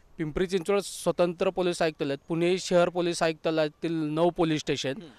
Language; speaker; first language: Marathi; native; Marathi